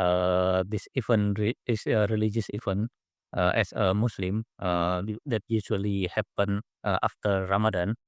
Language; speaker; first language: English; non-native, learner; Indonesian